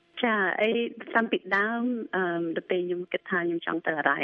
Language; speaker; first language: Khmer; early bilingual, heritage; Khmer